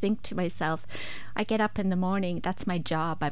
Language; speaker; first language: English; native; English